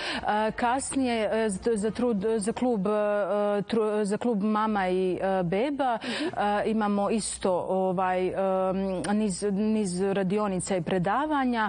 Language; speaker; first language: Serbian; native; Serbian